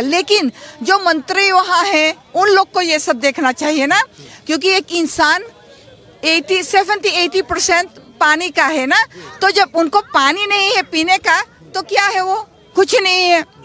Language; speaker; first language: Hindi; early bilingual, heritage; Caribbean Hindustani